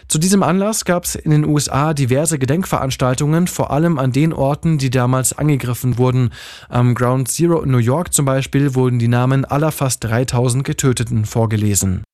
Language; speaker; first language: German; native; German